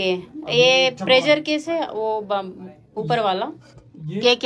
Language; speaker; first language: Hindi; non-native, local second language; Telugu